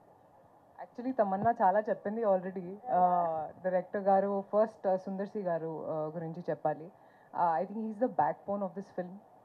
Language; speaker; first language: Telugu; non-native, fluent; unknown